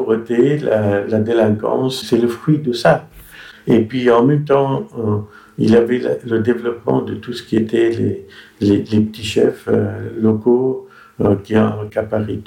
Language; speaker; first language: French; non-native, fluent; Persian